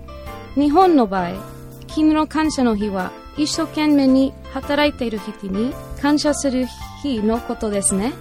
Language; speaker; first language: Japanese; non-native, learner; English